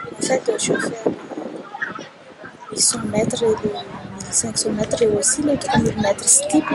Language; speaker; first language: French; non-native, local second language; Malagasy